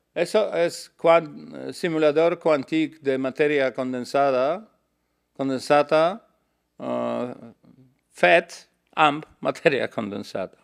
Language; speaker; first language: Catalan; non-native, learner; Polish